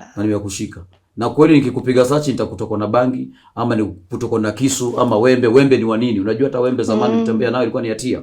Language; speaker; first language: Swahili; native; Swahili